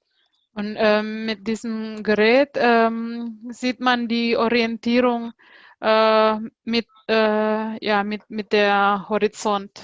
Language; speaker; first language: German; non-native, fluent; Indonesian